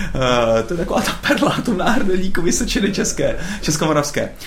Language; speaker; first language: Czech; native; Czech